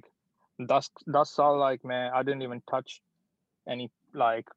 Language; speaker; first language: English; non-native, local second language; Punjabi